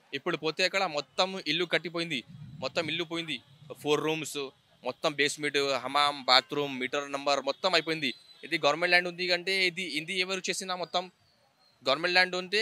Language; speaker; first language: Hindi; non-native, local second language; Telugu